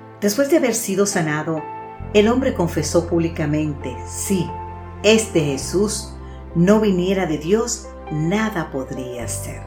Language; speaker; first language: Spanish; native; Spanish